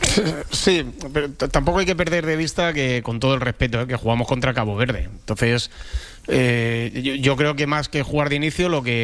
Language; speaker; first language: Spanish; native; Spanish